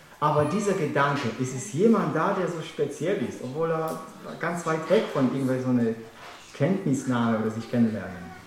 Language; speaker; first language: German; non-native, fluent; Romanian